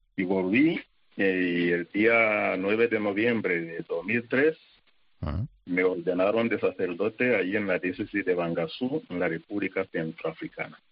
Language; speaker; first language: Spanish; non-native, fluent; Kinyarwanda